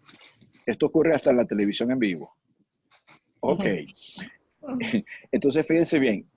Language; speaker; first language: Spanish; native; Spanish